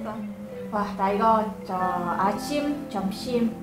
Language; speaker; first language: Korean; non-native, learner; Vietnamese